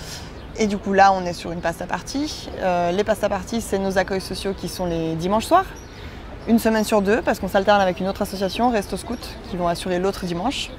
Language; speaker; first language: French; native; French